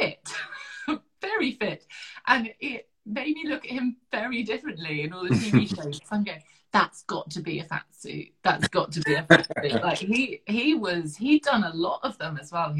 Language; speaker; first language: English; native; English